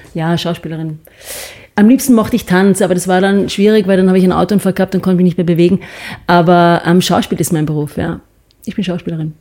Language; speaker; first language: German; early bilingual, other home language; English